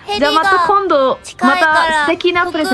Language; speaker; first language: Japanese; non-native, learner; English